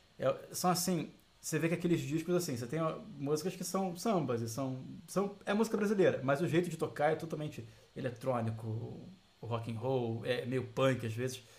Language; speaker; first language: Portuguese; native; Portuguese